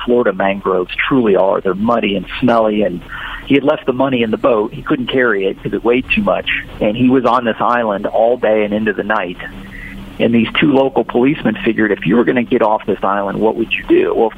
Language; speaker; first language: English; native; English